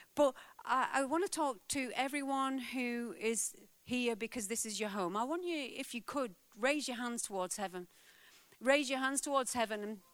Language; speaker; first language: English; native; English